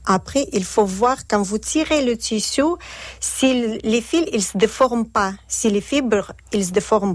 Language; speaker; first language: French; non-native, fluent; Russian